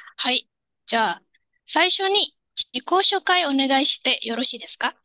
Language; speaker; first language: Japanese; non-native, fluent; Indonesian